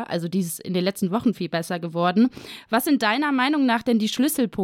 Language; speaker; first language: German; native; German